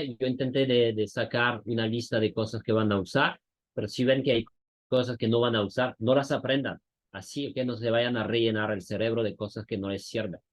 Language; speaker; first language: Spanish; non-native, fluent; French